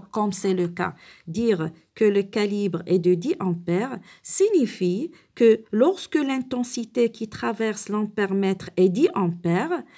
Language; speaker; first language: French; non-native, local second language; Arabic